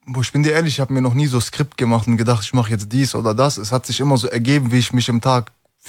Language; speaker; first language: German; early bilingual, other home language; Turkish